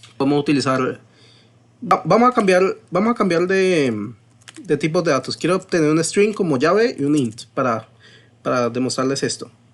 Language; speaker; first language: Spanish; early bilingual, heritage; Spanish